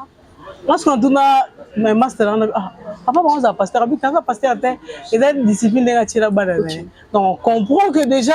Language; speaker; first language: French; non-native, local second language; Lingala